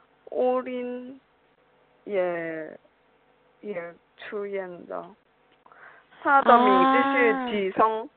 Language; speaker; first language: Chinese; non-native, learner; Korean